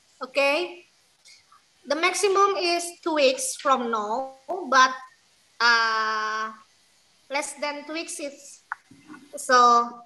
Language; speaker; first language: English; non-native, fluent; Indonesian